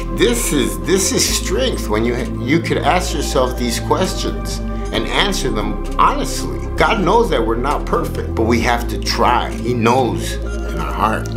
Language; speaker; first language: English; early bilingual, other home language; Spanish